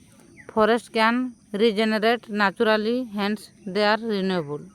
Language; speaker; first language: English; non-native, local second language; Odia